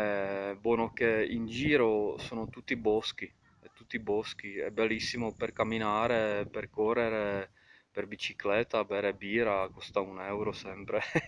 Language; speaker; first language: Italian; non-native, fluent; Czech